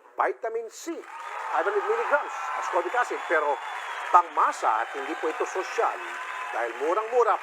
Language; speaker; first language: Filipino; native; Filipino